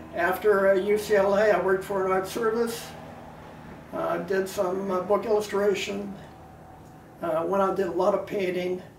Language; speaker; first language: English; native; English